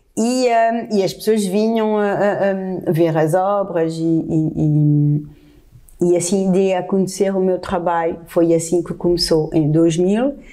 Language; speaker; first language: Portuguese; non-native, fluent; French